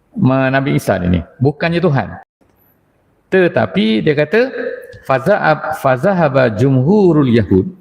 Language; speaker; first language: Malay; native; Malay